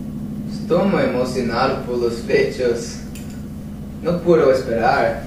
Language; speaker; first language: Spanish; non-native, learner; English